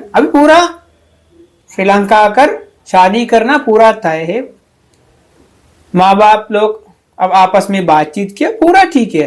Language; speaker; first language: Hindi; non-native, fluent; Sinhala